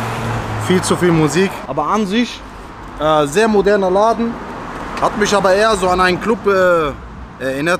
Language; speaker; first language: German; non-native, local second language; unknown